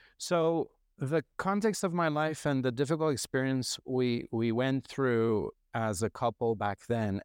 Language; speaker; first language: English; non-native, fluent; French